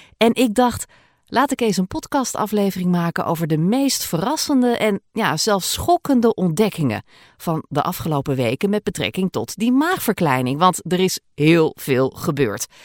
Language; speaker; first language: Dutch; native; Dutch